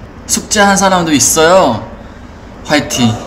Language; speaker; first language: Korean; non-native, fluent; Chinese